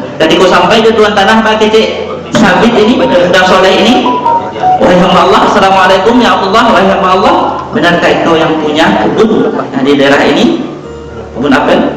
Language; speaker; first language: Malay; non-native, local second language; Minangkabau